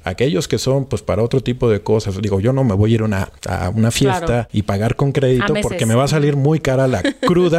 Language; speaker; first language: Spanish; native; Spanish